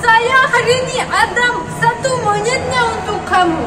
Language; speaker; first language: Indonesian; non-native, learner; Russian